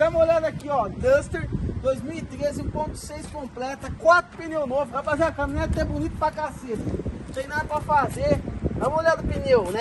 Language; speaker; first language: Portuguese; native; Portuguese